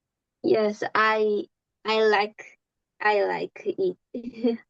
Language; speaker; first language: English; non-native, learner; Korean